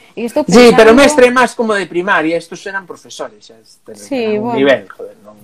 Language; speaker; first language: Galician; non-native, local second language; Spanish